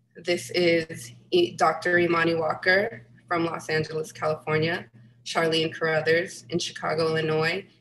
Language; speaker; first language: English; native; English